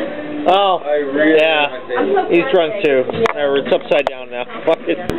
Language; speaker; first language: English; native; English